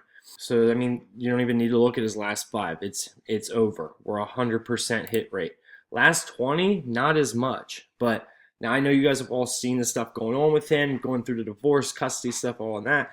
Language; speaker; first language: English; native; English